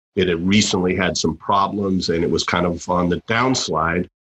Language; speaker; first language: English; native; English